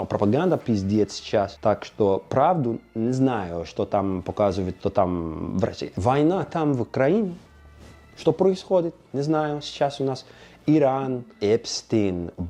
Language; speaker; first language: Russian; non-native, fluent; English